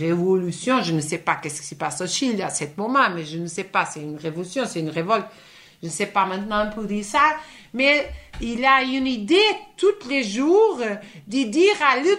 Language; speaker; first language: French; non-native, fluent; Portuguese